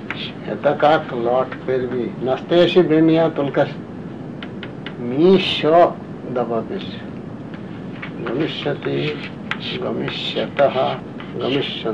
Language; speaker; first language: Russian; non-native, learner; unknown